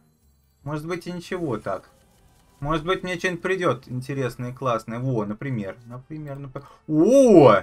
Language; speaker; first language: Russian; native; Russian